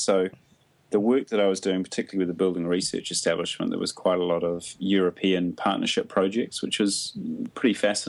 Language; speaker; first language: English; native; English